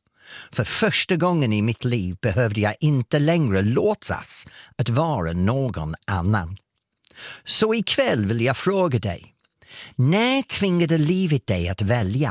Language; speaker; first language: Swedish; non-native, fluent; English